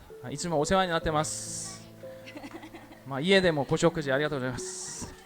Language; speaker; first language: Japanese; non-native, fluent; Korean